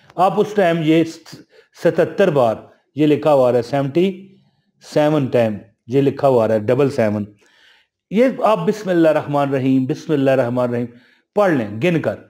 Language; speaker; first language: Urdu; non-native, local second language; Punjabi